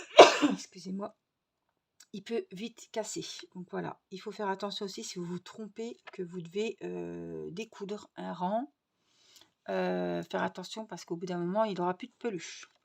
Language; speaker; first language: French; native; French